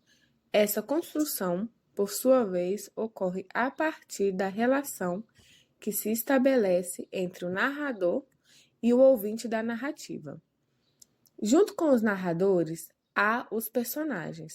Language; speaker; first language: Portuguese; native; Portuguese